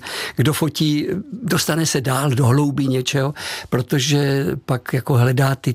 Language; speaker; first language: Czech; native; Czech